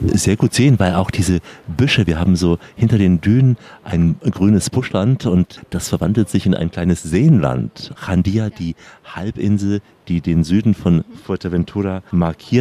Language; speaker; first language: German; native; German